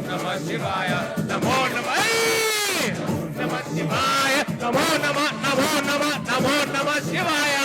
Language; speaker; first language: Telugu; native; Telugu